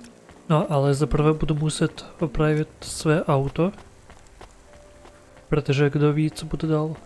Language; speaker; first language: Czech; non-native, learner; Ukrainian